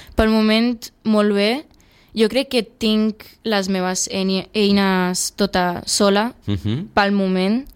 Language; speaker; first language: Catalan; early bilingual, other home language; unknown